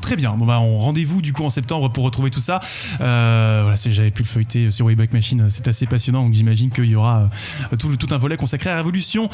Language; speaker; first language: French; native; French